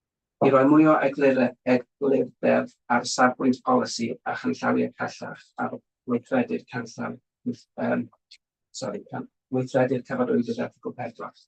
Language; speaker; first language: Welsh; native; Welsh